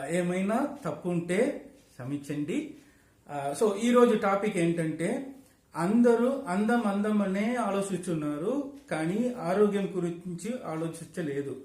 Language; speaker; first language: Telugu; non-native, learner; Tamil